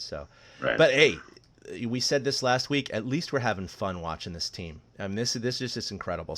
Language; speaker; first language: English; native; English